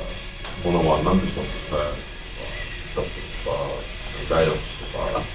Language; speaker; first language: Japanese; non-native, fluent; English